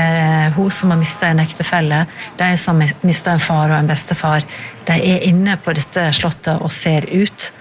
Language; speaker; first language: Norwegian; native; Norwegian